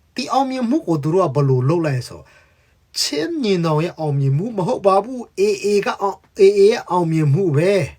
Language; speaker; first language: Burmese; non-native, local second language; Hakha Chin